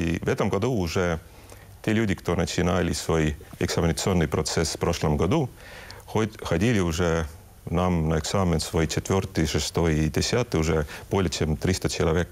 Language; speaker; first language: Russian; non-native, local second language; Estonian